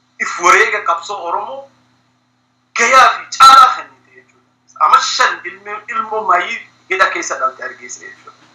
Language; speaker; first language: Oromo; early bilingual, heritage; Somali